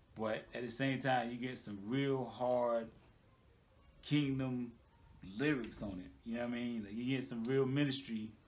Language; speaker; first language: English; native; English